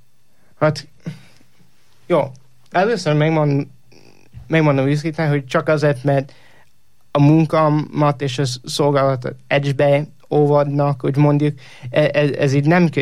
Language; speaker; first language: Hungarian; non-native, learner; English